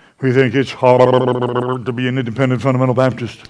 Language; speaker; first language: English; native; English